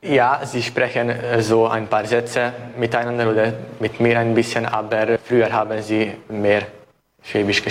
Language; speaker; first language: German; non-native, local second language; Hungarian